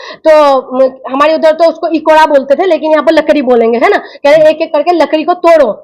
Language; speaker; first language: Hindi; non-native, local second language; Assamese